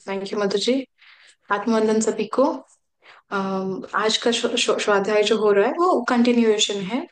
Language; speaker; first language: Hindi; native; Hindi